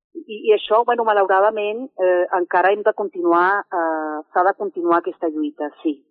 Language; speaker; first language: Catalan; non-native, fluent; Spanish